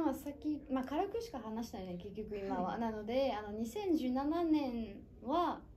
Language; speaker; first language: Japanese; non-native, fluent; French